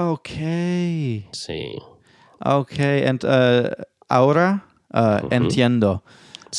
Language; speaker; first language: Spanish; non-native, learner; English